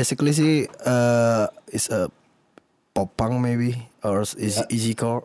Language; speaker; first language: English; non-native, learner; Indonesian